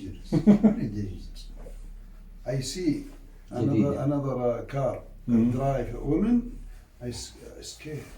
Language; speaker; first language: English; non-native, learner; Arabic